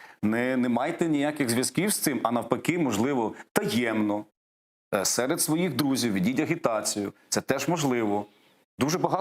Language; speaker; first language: Ukrainian; native; Ukrainian